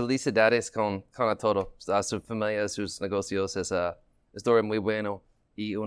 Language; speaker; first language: Spanish; non-native, learner; English